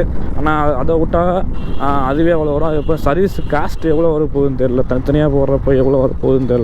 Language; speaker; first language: Tamil; native; Tamil